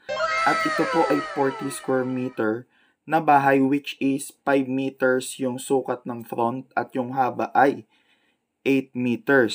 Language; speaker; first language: Filipino; native; Filipino